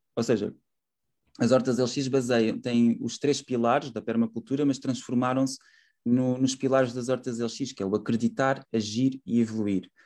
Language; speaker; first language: Portuguese; native; Portuguese